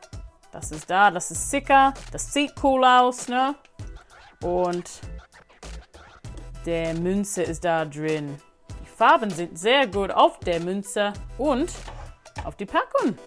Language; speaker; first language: German; non-native, learner; English